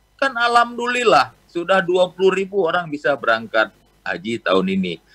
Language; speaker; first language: Indonesian; non-native, local second language; Achinese